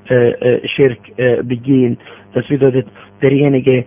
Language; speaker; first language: German; non-native, fluent; Arabic